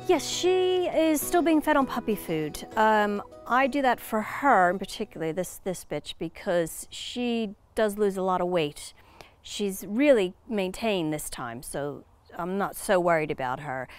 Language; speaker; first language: English; native; English